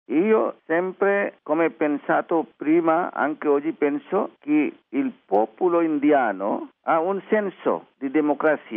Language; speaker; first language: Italian; non-native, learner; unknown